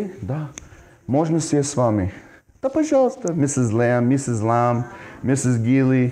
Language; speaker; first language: Russian; non-native, fluent; English